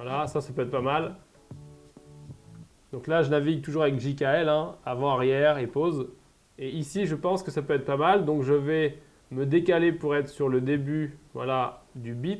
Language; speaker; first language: French; native; French